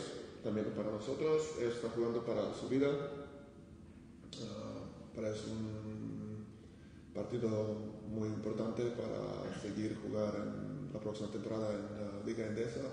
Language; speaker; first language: Spanish; non-native, fluent; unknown